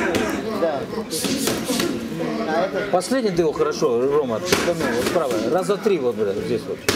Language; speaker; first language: Russian; native; Russian